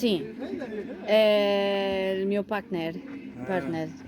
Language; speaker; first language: Italian; non-native, learner; Spanish